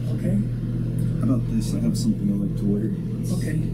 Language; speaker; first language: English; native; English